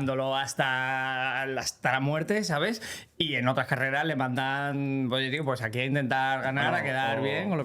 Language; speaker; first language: Spanish; native; Spanish